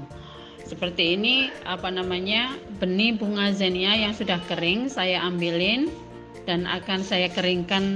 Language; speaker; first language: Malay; non-native, local second language; Javanese